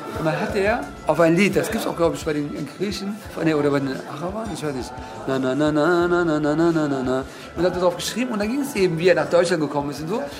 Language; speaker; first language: German; early bilingual, other home language; Turkish